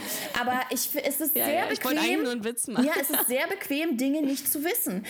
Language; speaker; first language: German; non-native, fluent; Russian